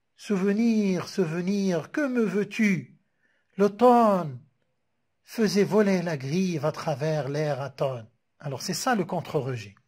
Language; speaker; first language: French; non-native, local second language; Arabic